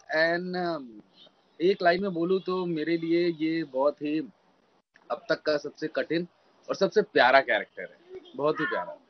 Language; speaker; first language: Hindi; native; Hindi